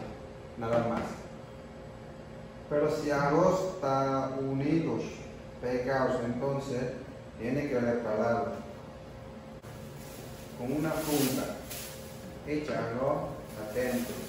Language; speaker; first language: Spanish; non-native, learner; Chinese